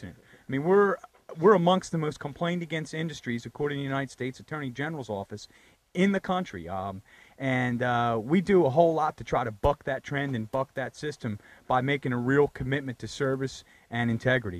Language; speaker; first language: English; native; English